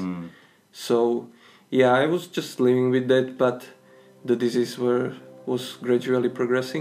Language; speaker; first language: English; non-native, fluent; Slovak